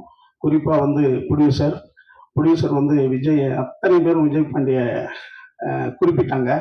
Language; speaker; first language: Tamil; native; Tamil